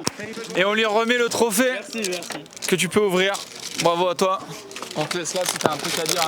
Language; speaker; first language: French; native; French